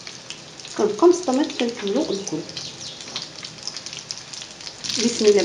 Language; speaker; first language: Arabic; native; Arabic